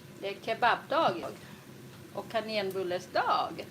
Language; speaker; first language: Swedish; non-native, learner; Thai